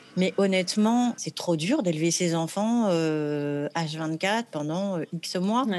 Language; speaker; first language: French; early bilingual, other home language; Arabic